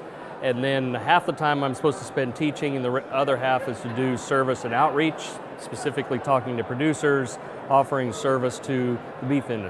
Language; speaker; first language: English; native; English